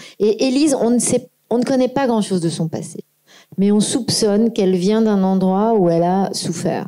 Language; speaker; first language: French; native; French